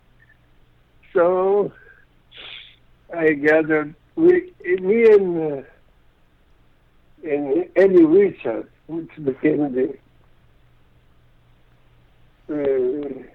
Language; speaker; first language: English; non-native, fluent; Portuguese